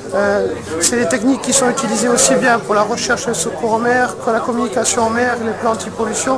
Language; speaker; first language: French; native; French